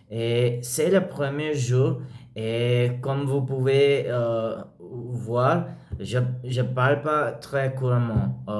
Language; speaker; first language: French; non-native, learner; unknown